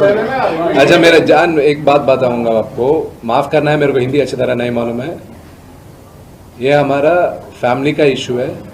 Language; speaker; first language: Hindi; non-native, local second language; Telugu